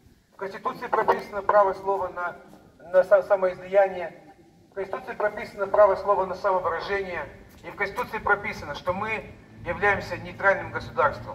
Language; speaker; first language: Russian; non-native, local second language; Romanian